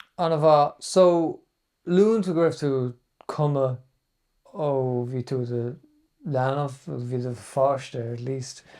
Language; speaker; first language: Irish; native; Irish